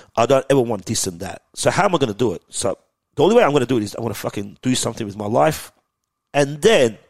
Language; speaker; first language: English; early bilingual, other home language; Persian